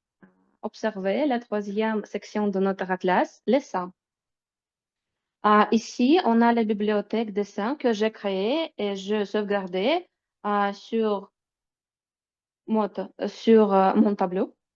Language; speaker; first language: French; non-native, fluent; Russian